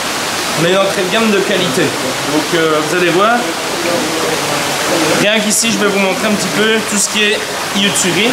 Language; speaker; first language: French; native; French